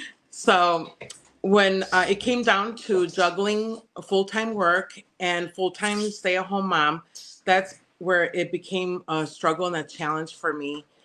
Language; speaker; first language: English; early bilingual, other home language; Spanish